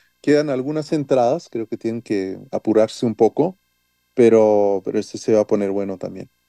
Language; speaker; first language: Spanish; early bilingual, heritage; French